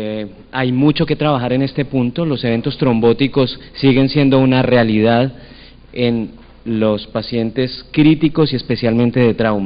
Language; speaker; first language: Spanish; native; Spanish